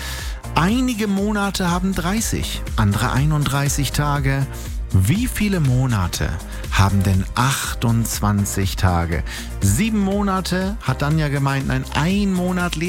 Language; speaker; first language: German; native; German